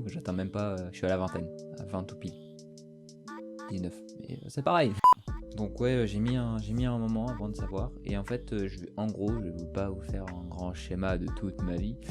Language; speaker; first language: French; native; French